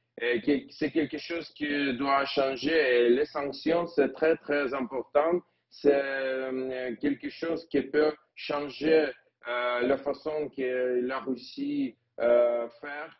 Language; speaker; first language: French; non-native, learner; Ukrainian